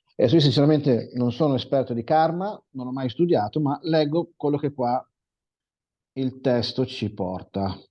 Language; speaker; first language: Italian; non-native, fluent; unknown